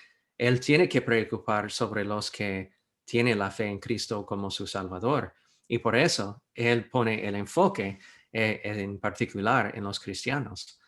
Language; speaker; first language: Spanish; non-native, fluent; English